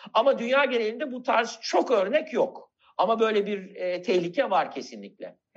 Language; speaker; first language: Turkish; native; Turkish